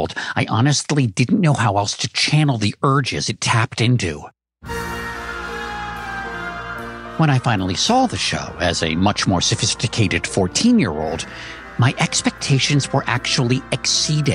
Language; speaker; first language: English; native; English